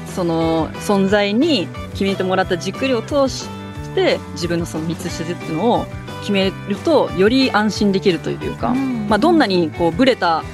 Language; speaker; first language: Japanese; native; Japanese